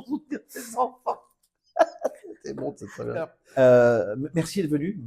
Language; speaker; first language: French; native; French